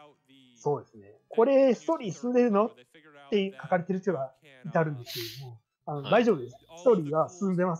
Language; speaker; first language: Japanese; native; Japanese